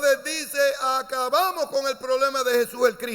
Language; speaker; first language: Spanish; native; Spanish